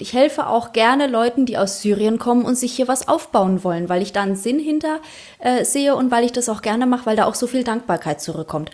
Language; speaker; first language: German; early bilingual, other home language; Russian